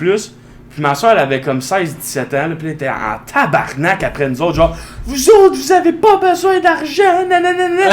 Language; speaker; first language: French; native; French